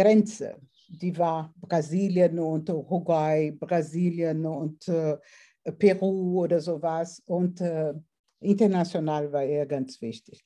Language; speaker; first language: German; non-native, fluent; Portuguese